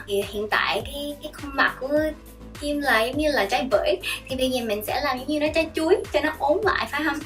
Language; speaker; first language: Vietnamese; early bilingual, heritage; Vietnamese